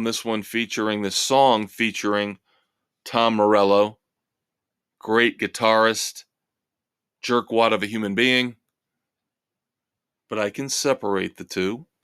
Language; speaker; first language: English; native; English